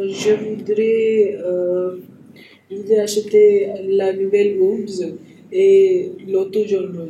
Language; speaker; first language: French; non-native, learner; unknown